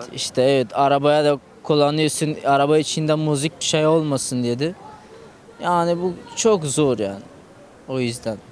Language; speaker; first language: Turkish; non-native, learner; Persian